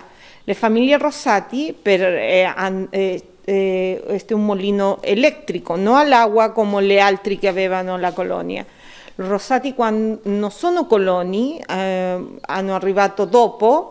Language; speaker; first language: Italian; early bilingual, heritage; Spanish